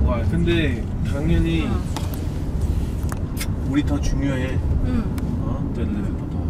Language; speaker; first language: Korean; non-native, fluent; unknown